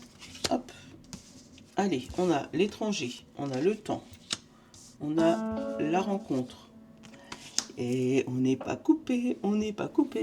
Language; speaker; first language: French; native; French